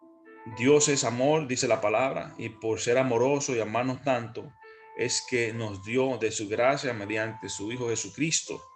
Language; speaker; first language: Spanish; native; Spanish